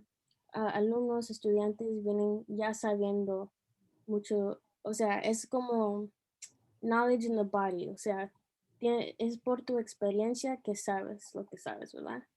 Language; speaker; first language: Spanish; early bilingual, heritage; Spanish